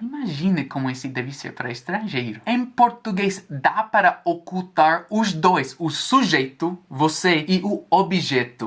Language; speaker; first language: Portuguese; non-native, fluent; English